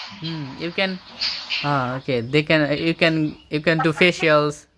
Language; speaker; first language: English; non-native, fluent; Bangla